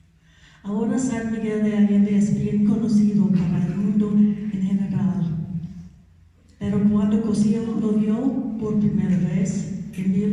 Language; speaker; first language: Spanish; non-native, learner; English